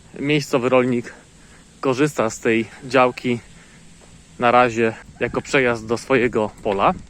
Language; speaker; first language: Polish; native; Polish